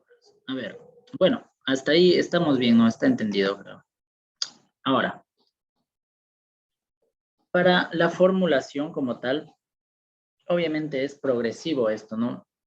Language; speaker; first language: Spanish; native; Spanish